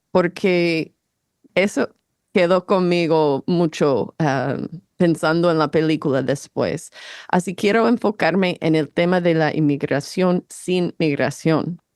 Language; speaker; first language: Spanish; non-native, fluent; English